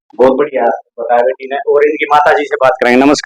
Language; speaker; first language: Hindi; native; Hindi